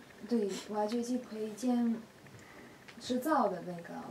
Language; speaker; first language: Chinese; non-native, learner; Russian